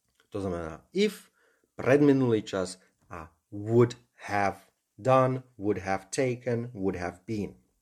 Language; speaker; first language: English; non-native, fluent; Slovak